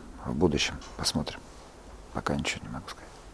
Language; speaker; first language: Russian; native; Russian